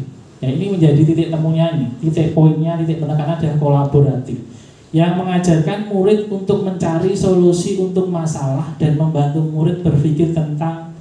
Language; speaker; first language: Indonesian; native; Indonesian